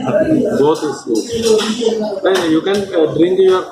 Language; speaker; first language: English; non-native, local second language; Malayalam